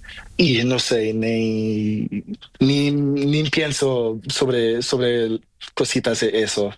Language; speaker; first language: Spanish; non-native, learner; Portuguese